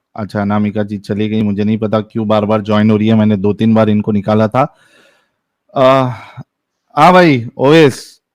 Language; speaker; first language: Hindi; native; Hindi